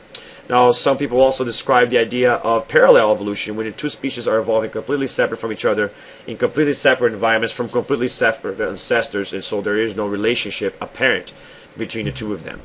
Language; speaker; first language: English; non-native, fluent; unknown